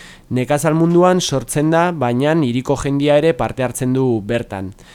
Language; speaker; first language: Basque; early bilingual, heritage; Basque